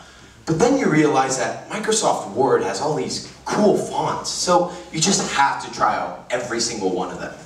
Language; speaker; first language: English; native; English